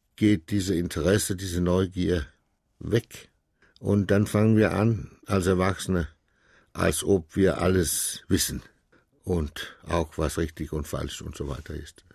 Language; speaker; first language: German; non-native, fluent; Danish